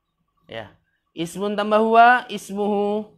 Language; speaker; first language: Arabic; non-native, fluent; Indonesian